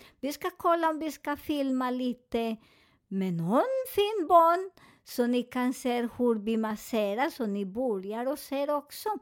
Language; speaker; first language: Swedish; non-native, fluent; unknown